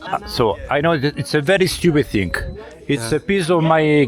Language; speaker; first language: English; non-native, fluent; Italian